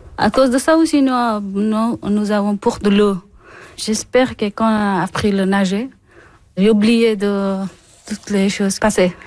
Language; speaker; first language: French; non-native, learner; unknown